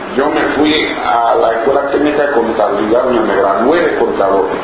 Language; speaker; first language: Spanish; non-native, local second language; English